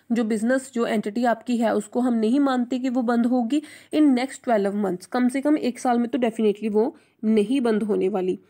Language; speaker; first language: Hindi; non-native, local second language; Punjabi